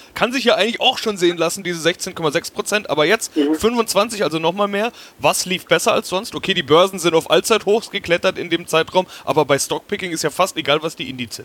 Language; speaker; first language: German; native; German